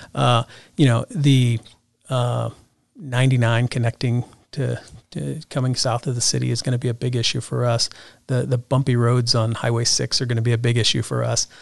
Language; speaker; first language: English; native; English